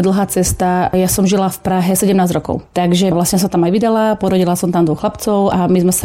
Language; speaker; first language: Slovak; native; Slovak